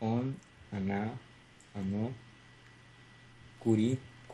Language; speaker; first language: Russian; non-native, learner; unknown